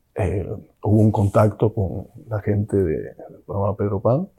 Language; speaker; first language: Spanish; native; Spanish